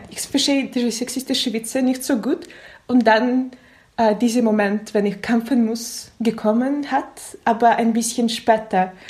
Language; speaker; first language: German; non-native, learner; Russian